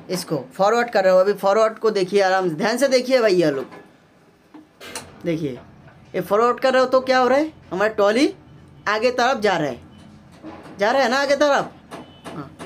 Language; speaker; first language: Hindi; non-native, local second language; Bangla